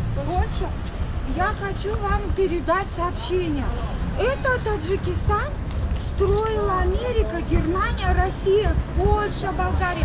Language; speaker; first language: Russian; non-native, local second language; Tajik